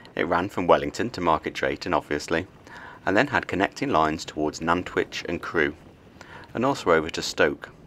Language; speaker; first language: English; native; English